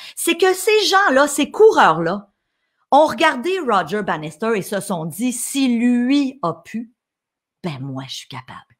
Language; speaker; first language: French; native; French